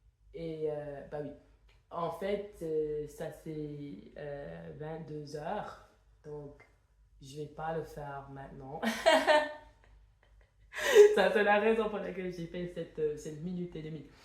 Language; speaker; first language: French; non-native, fluent; English